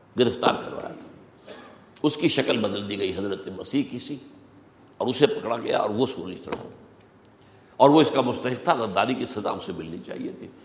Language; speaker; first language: Urdu; native; Urdu